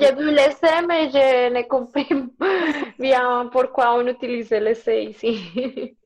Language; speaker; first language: French; non-native, learner; Spanish